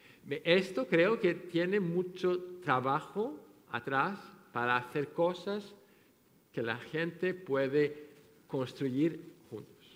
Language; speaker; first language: Spanish; non-native, fluent; French